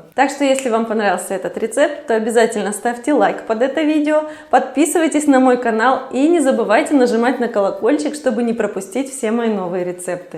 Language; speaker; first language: Russian; native; Russian